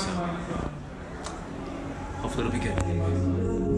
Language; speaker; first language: English; native; English